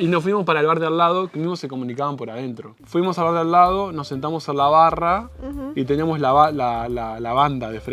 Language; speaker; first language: Spanish; native; Spanish